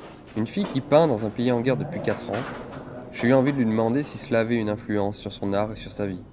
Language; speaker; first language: French; native; French